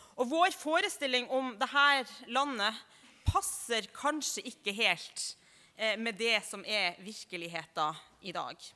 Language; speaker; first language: Norwegian; native; Norwegian